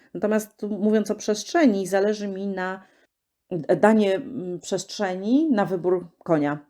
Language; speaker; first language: Polish; native; Polish